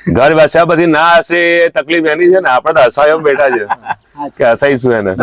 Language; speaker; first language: Gujarati; non-native, local second language; Sindhi